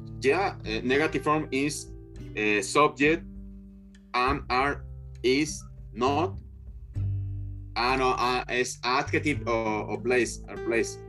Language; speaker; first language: English; non-native, learner; Spanish